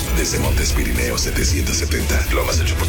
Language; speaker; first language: Spanish; native; Spanish